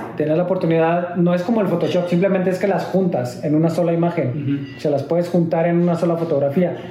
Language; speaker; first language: Spanish; native; Spanish